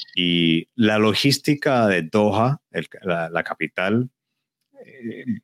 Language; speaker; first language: Spanish; native; Spanish